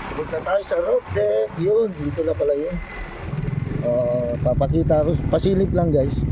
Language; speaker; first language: Filipino; non-native, local second language; Iloko